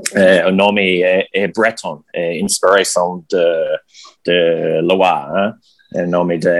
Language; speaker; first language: Portuguese; non-native, learner; English